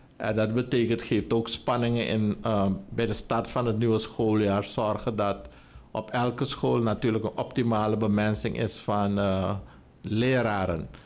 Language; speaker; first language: Dutch; native; Dutch